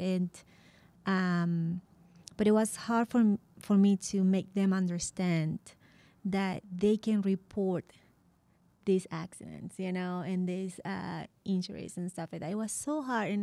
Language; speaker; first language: English; non-native, fluent; Spanish